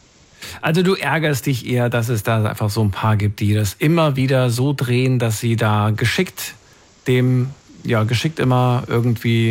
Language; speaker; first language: German; native; German